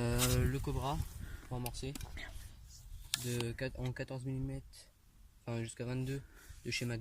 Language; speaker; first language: French; native; French